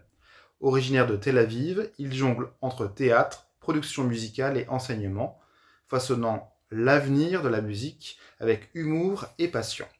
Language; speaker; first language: French; native; French